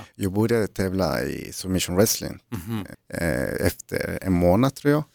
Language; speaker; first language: Swedish; non-native, fluent; Spanish